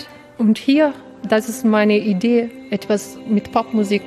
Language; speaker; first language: German; non-native, learner; Portuguese